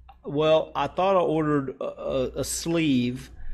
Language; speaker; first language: English; native; English